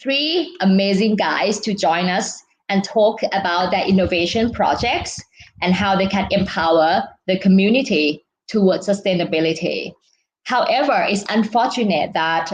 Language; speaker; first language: English; non-native, fluent; Thai